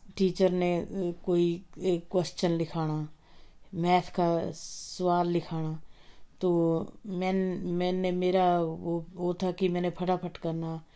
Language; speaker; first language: Hindi; native; Hindi